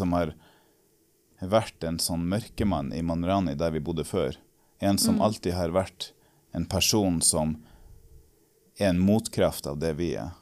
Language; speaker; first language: Norwegian; native; Norwegian